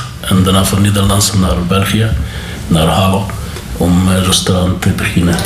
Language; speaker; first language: Dutch; non-native, learner; Arabic